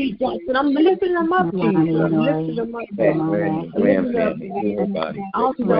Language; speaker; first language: English; native; English